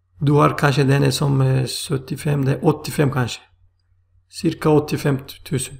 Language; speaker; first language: Swedish; non-native, fluent; Turkish